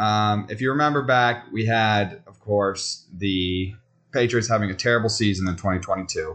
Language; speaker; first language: English; native; English